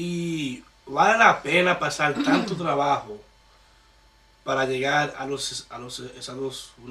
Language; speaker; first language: Spanish; early bilingual, heritage; Spanish